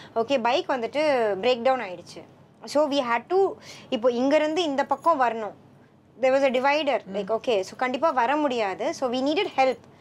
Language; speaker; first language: Tamil; non-native, local second language; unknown